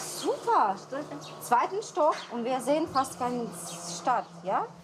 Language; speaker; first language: German; non-native, learner; Ukrainian